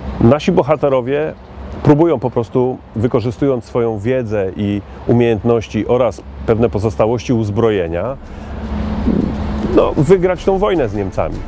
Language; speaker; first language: Polish; native; Polish